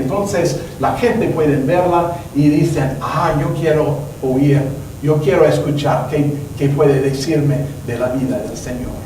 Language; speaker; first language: Spanish; non-native, learner; English